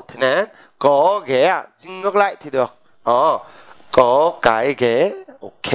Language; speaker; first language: Vietnamese; non-native, fluent; Korean